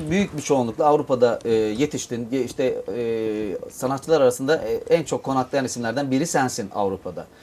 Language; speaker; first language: Turkish; native; Turkish